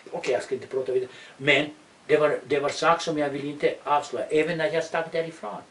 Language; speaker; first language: Swedish; non-native, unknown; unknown